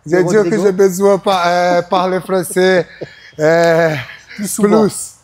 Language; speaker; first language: French; non-native, learner; Portuguese